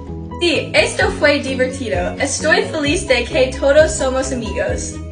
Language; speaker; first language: Spanish; non-native, learner; English